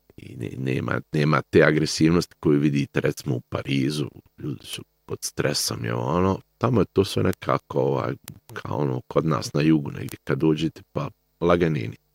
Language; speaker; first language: Bosnian; native; Bosnian